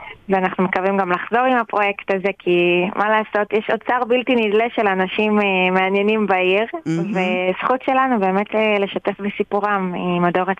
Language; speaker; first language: Hebrew; native; Hebrew